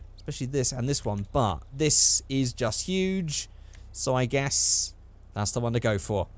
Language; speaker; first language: English; native; English